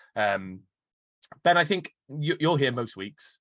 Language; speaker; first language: English; native; English